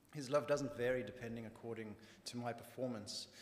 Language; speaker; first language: English; native; English